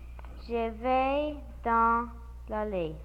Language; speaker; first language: French; non-native, learner; English